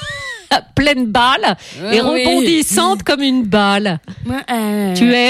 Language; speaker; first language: French; native; French